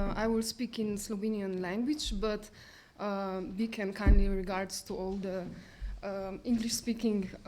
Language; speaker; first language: English; non-native, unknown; Slovenian